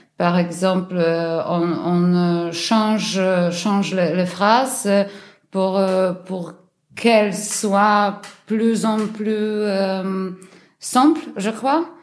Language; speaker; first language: French; non-native, learner; Polish